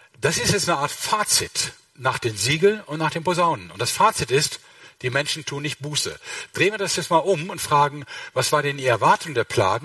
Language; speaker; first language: German; native; German